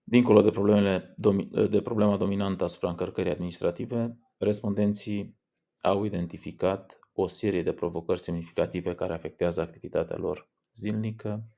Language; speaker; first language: Romanian; native; Romanian